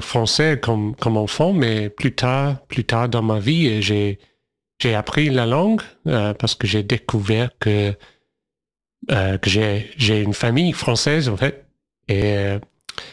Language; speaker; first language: French; non-native, fluent; English